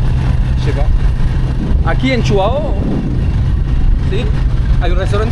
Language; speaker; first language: Spanish; non-native, learner; French